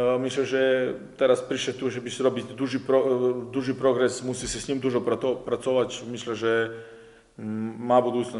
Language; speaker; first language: Polish; non-native, fluent; Serbian